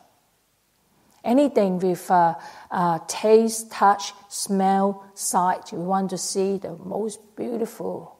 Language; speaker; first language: English; non-native, local second language; Cantonese